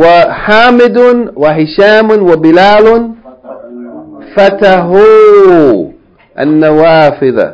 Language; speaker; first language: Arabic; non-native, fluent; English